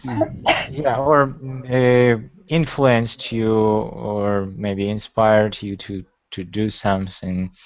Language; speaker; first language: English; non-native, fluent; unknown